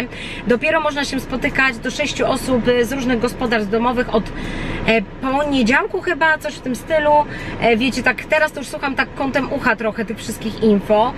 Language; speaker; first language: Polish; native; Polish